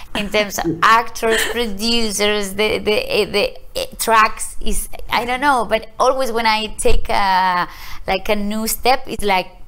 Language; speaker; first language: English; non-native, learner; Spanish